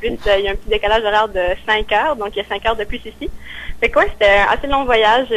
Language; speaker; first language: French; native; French